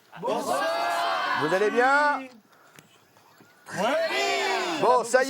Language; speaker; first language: French; native; French